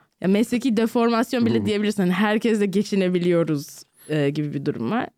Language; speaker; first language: Turkish; native; Turkish